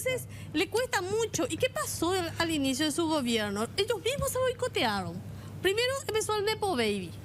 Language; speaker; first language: Spanish; native; Spanish